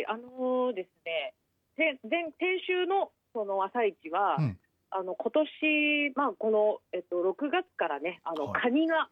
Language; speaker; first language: Japanese; native; Japanese